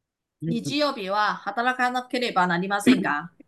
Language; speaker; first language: Japanese; non-native, fluent; Chinese